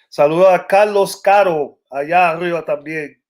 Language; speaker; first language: Spanish; early bilingual, other home language; English